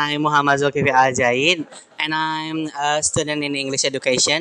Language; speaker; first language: English; non-native, learner; Indonesian